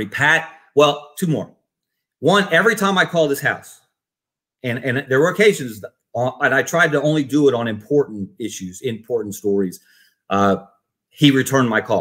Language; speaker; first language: English; native; English